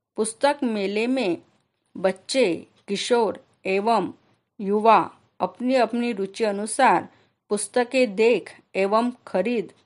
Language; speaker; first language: Hindi; non-native, local second language; Marathi